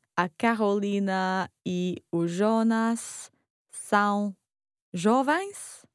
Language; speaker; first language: Portuguese; non-native, learner; English